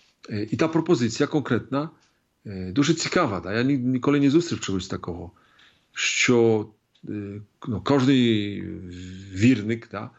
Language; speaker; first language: Polish; non-native, learner; Ukrainian